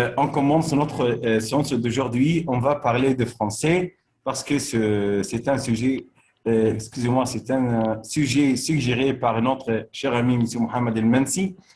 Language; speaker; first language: French; non-native, local second language; Arabic